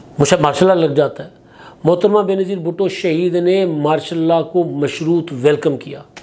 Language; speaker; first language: Urdu; non-native, local second language; Sindhi